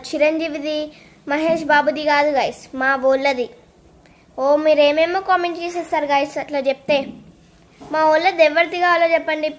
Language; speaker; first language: Telugu; non-native, local second language; Lambadi